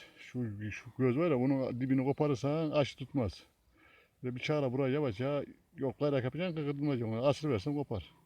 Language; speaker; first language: Turkish; native; Turkish